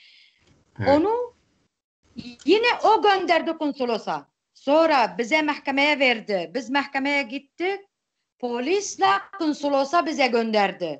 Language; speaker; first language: Turkish; non-native, local second language; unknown